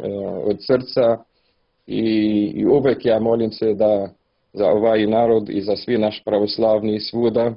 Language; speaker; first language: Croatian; non-native, learner; Arabic